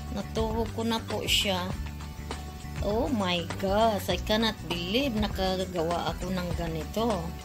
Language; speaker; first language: Filipino; non-native, local second language; Cebuano